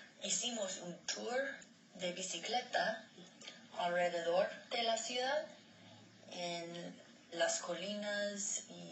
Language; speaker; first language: Spanish; non-native, learner; English